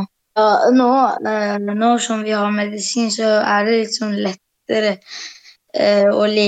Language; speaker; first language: Norwegian; early bilingual, other home language; Arabic